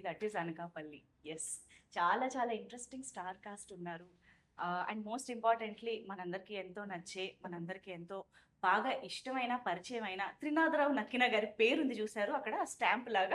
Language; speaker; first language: Telugu; native; Telugu